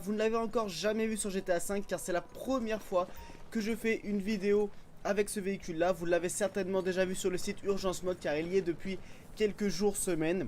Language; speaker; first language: French; native; French